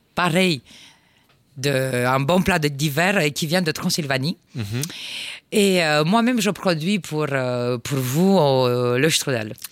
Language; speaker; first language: French; non-native, fluent; Romanian